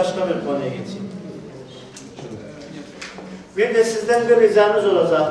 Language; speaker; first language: Turkish; native; Turkish